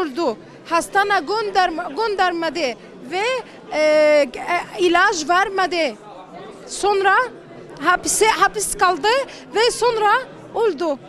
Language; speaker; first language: Turkish; non-native, learner; Arabic